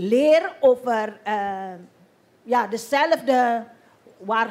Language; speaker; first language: Dutch; non-native, fluent; Indonesian